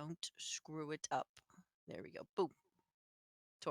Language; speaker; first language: English; native; English